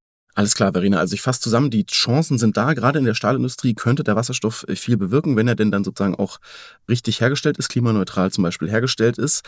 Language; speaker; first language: German; native; German